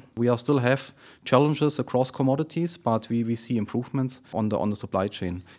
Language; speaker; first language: English; non-native, fluent; German